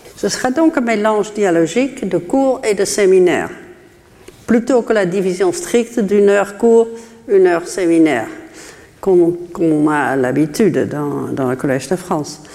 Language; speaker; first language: French; non-native, fluent; Dutch